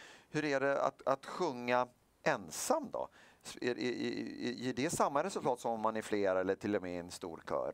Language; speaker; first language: Swedish; native; Swedish